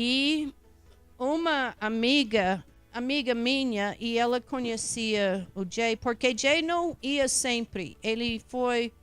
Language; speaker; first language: Portuguese; non-native, fluent; English